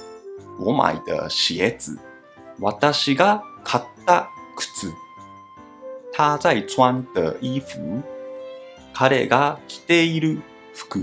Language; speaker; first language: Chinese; non-native, fluent; Japanese